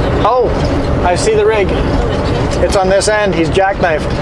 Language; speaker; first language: English; native; English